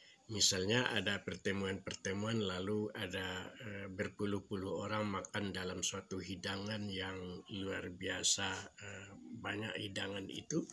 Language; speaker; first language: Indonesian; non-native, local second language; Minangkabau